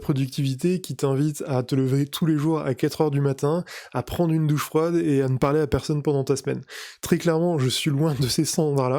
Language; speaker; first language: French; native; French